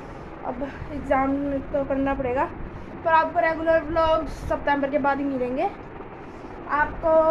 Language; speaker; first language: Hindi; native; Hindi